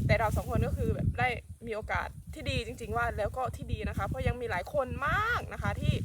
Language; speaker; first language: Thai; native; Thai